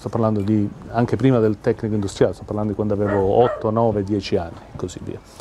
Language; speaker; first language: Italian; native; Italian